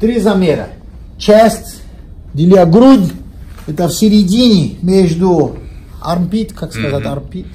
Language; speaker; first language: Russian; non-native, learner; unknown